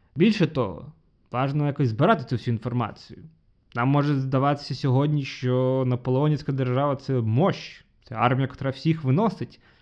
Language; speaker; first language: Ukrainian; non-native, local second language; Russian